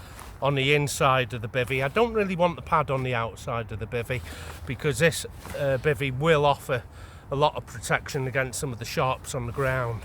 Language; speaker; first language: English; native; English